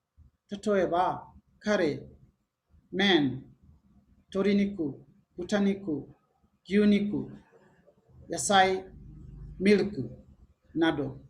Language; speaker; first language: Japanese; non-native, learner; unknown